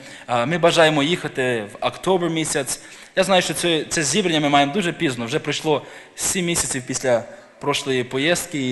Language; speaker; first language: Ukrainian; early bilingual, heritage; Ukrainian